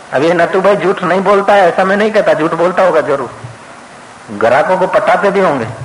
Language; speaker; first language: Hindi; non-native, local second language; Sindhi